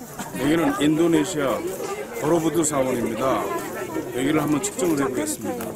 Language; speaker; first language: Korean; native; Korean